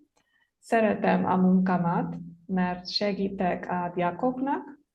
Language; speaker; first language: Hungarian; non-native, learner; Spanish